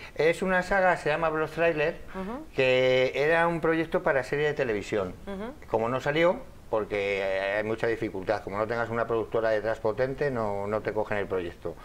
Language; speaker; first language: Spanish; native; Spanish